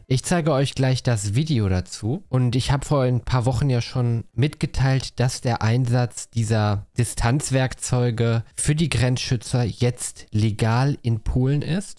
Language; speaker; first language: German; native; German